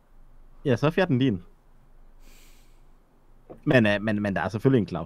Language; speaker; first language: Danish; native; Danish